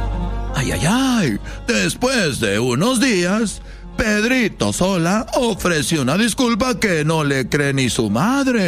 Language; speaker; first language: Spanish; native; Spanish